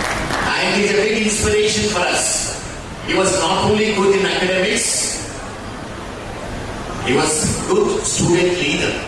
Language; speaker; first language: English; non-native, local second language; Telugu